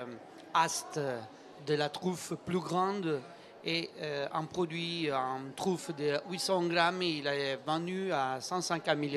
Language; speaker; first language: French; non-native, learner; Italian